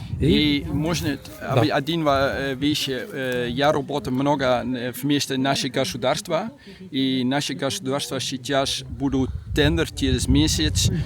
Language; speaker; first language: Russian; non-native, learner; Dutch